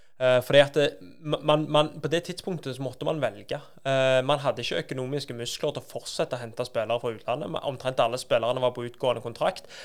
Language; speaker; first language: Norwegian; native; Norwegian